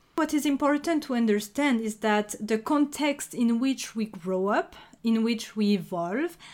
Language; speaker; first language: English; non-native, fluent; French